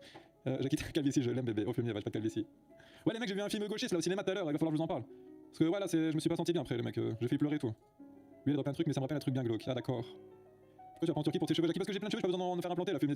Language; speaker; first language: French; native; French